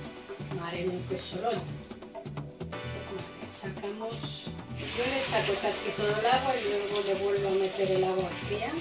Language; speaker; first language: Spanish; native; Spanish